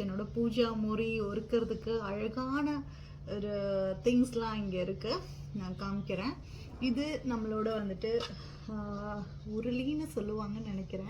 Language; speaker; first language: Tamil; non-native, local second language; Malayalam